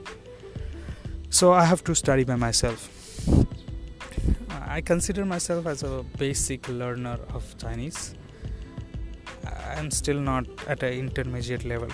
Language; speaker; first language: English; non-native, local second language; Marathi